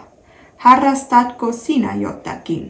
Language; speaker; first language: Finnish; non-native, learner; German